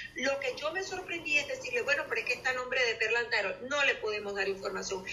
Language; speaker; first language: Spanish; native; Spanish